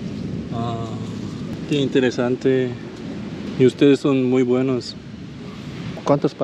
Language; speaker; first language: Spanish; non-native, learner; Korean